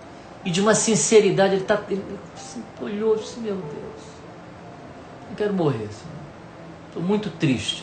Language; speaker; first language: Portuguese; native; Portuguese